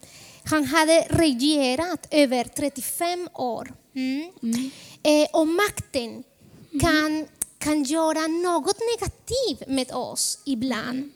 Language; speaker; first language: Swedish; non-native, fluent; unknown